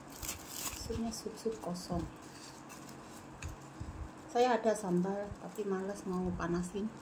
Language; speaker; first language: Indonesian; non-native, local second language; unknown